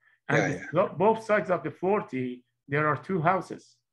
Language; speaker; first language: English; non-native, fluent; Persian